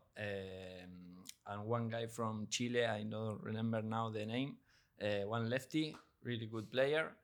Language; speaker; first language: English; non-native, learner; Spanish